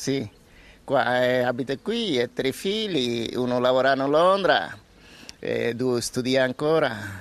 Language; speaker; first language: Italian; non-native, learner; Bangla